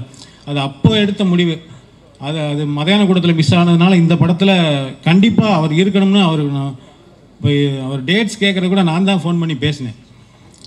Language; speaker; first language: Tamil; native; Tamil